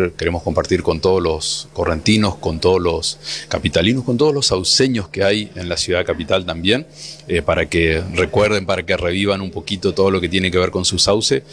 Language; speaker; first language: Spanish; native; Spanish